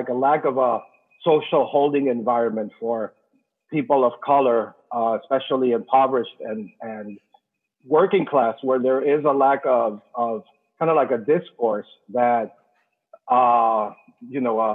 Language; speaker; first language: English; non-native, fluent; Spanish